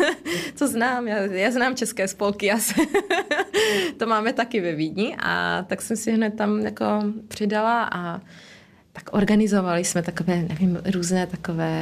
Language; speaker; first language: Czech; early bilingual, heritage; Czech